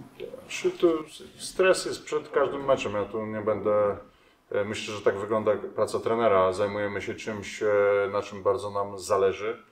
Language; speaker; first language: Polish; native; Polish